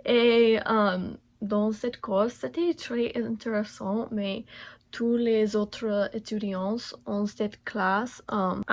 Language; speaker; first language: French; non-native, learner; English